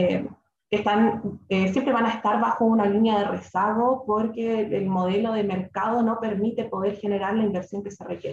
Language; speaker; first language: Spanish; native; Spanish